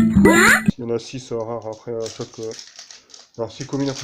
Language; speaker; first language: French; native; French